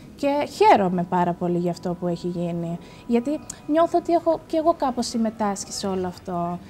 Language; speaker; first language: Greek; early bilingual, other home language; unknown